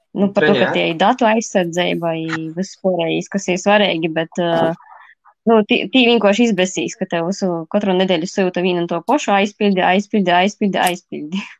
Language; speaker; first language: Latvian; native; Latvian